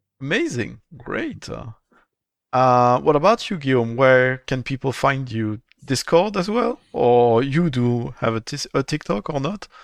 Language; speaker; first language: English; non-native, fluent; French